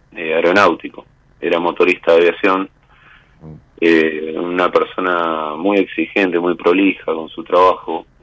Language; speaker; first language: Spanish; native; Spanish